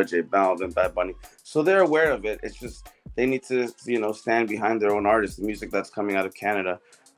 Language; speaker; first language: English; native; English